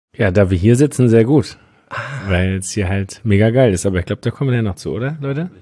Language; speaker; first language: German; native; German